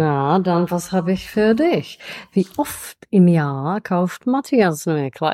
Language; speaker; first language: German; non-native, fluent; Czech